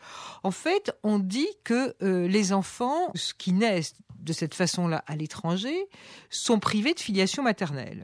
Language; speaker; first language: French; native; French